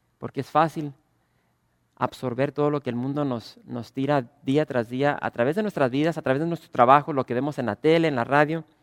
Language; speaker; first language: Spanish; early bilingual, other home language; English